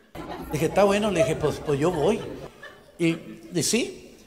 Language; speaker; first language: Spanish; native; Spanish